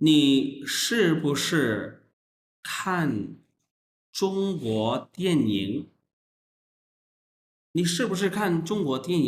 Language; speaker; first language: Chinese; non-native, fluent; Urdu